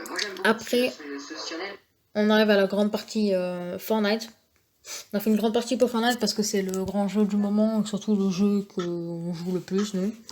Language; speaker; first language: French; native; French